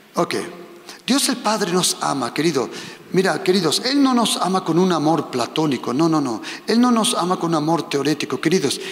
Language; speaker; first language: Spanish; early bilingual, heritage; Spanish